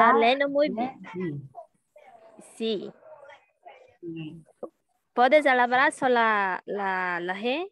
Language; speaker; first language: Spanish; non-native, learner; Portuguese